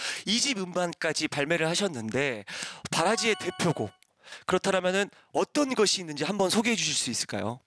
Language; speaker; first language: Korean; native; Korean